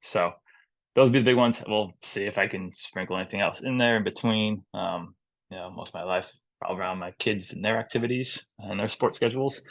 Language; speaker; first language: English; native; English